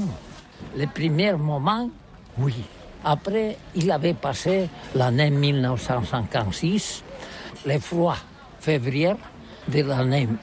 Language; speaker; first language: French; non-native, learner; Catalan